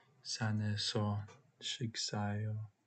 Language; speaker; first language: Korean; non-native, learner; English